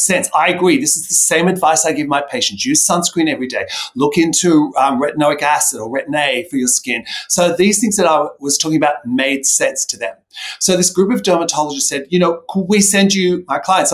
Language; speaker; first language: English; native; English